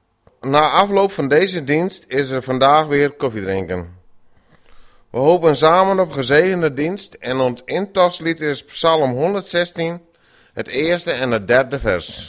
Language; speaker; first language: Dutch; native; Dutch